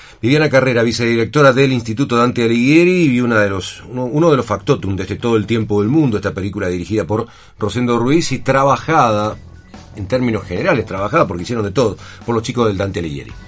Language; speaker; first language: Spanish; native; Spanish